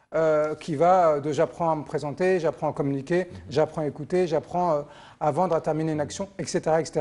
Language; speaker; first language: French; native; French